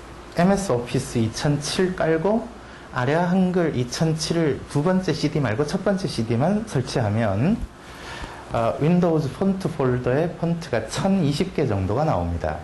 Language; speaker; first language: Korean; native; Korean